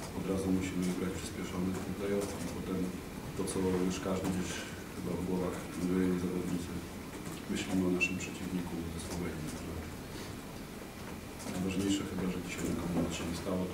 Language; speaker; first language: Polish; native; Polish